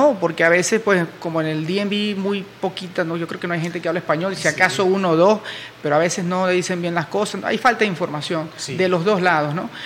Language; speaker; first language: Spanish; native; Spanish